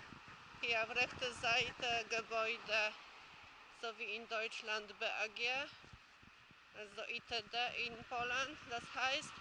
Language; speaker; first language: German; non-native, learner; Polish